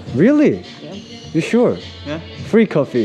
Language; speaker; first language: English; non-native, learner; Korean